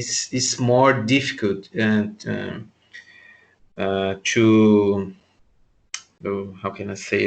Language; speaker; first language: English; non-native, learner; Portuguese